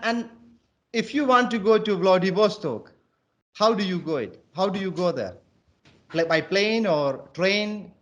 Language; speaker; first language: English; non-native, local second language; Malayalam